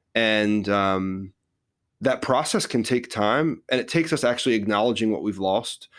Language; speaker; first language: English; native; English